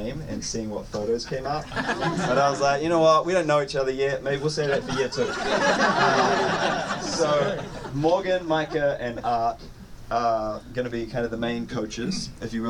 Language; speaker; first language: English; native; English